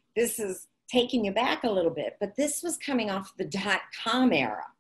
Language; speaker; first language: English; native; English